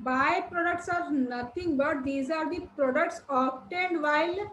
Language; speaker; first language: English; non-native, local second language; Kannada